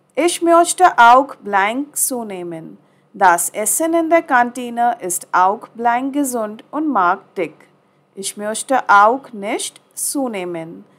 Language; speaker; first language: German; non-native, fluent; Hindi